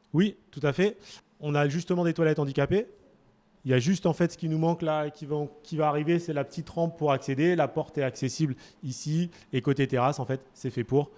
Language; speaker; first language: French; native; French